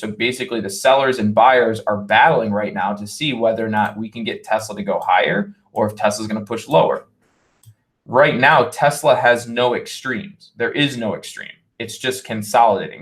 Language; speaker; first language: English; native; English